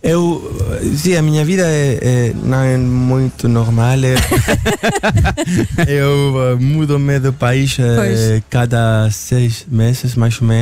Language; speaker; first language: Portuguese; non-native, learner; Spanish